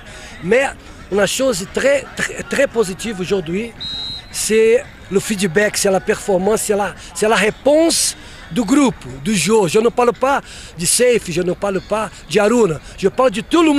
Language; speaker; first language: French; non-native, fluent; Portuguese